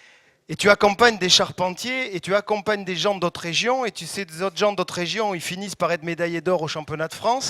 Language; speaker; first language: French; native; French